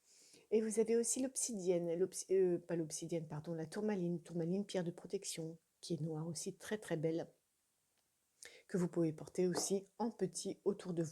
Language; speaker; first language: French; native; French